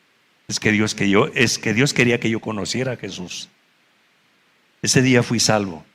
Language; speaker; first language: Spanish; native; Spanish